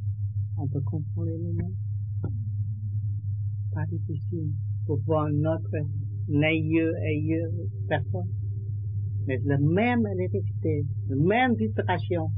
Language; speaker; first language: French; non-native, learner; Vietnamese